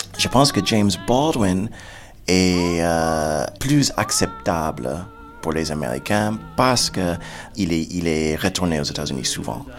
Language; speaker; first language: French; non-native, fluent; English